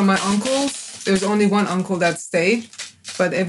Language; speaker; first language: English; non-native, fluent; Persian